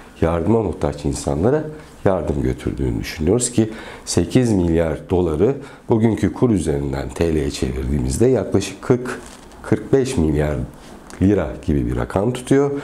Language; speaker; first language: Turkish; native; Turkish